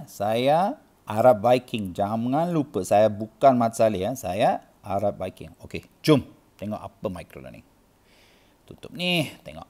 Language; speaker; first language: Malay; non-native, learner; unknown